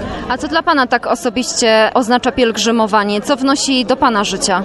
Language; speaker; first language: Polish; native; Polish